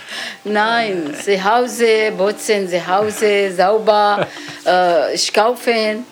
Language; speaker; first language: German; non-native, learner; Arabic